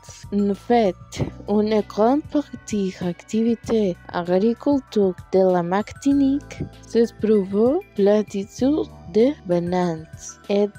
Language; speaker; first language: French; non-native, learner; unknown